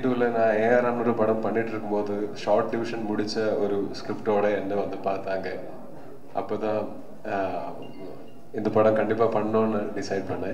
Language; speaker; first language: Tamil; non-native, learner; Malayalam